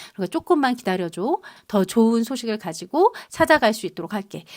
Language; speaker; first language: Korean; native; Korean